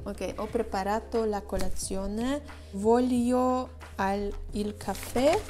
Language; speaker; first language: Italian; non-native, learner; Polish